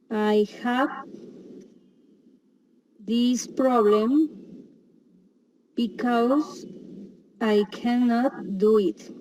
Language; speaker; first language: English; non-native, learner; Spanish